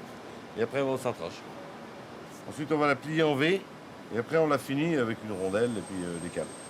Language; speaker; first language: French; native; French